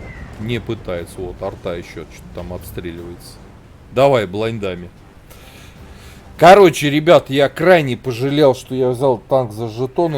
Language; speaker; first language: Russian; native; Russian